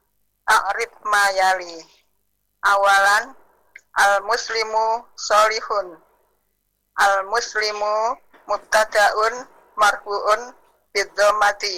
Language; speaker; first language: Arabic; non-native, learner; Indonesian